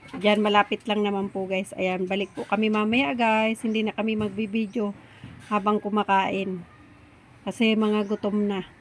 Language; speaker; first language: Filipino; non-native, local second language; Bikol